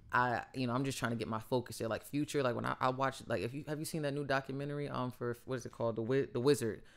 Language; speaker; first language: English; native; English